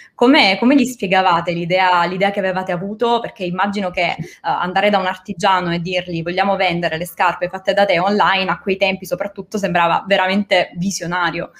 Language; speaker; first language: Italian; native; Italian